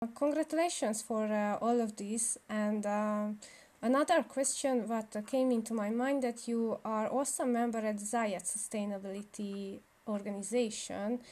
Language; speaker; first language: English; non-native, learner; Hungarian